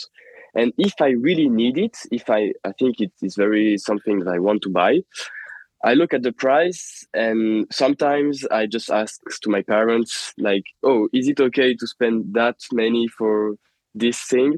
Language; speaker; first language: English; non-native, fluent; French